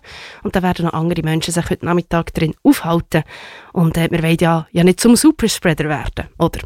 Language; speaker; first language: German; native; German